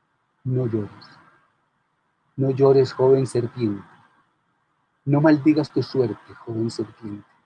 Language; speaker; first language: Spanish; native; Spanish